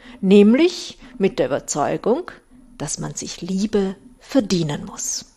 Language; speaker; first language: German; native; German